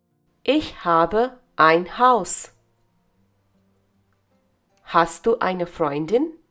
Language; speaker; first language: German; non-native, fluent; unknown